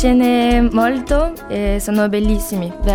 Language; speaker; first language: Italian; non-native, learner; French